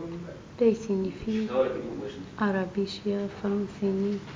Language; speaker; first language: Dutch; non-native, learner; Arabic